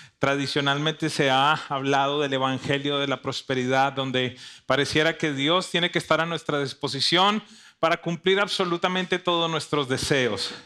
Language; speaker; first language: Spanish; native; Spanish